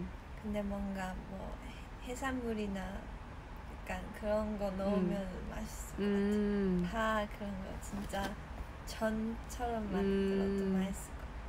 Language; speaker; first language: Korean; non-native, fluent; Chinese